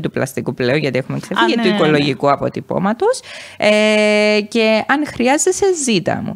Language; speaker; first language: Greek; native; Greek